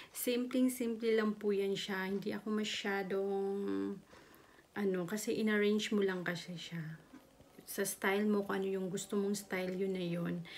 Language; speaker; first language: Filipino; native; Filipino